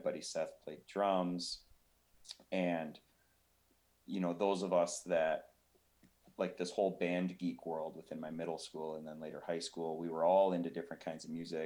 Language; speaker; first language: English; native; English